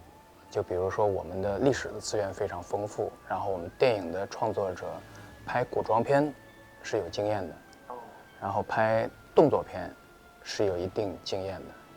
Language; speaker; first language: Chinese; native; Chinese